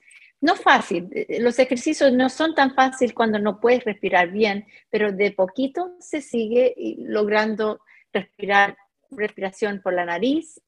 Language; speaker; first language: Spanish; non-native, fluent; English